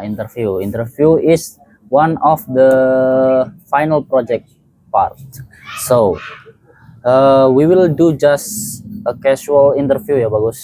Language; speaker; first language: English; non-native, fluent; Indonesian